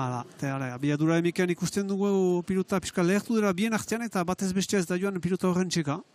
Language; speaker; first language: Basque; native; Basque